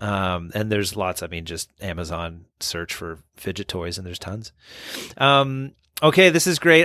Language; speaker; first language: English; native; English